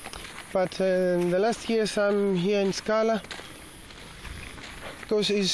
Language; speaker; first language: English; non-native, learner; Greek